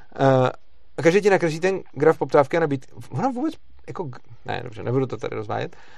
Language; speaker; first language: Czech; native; Czech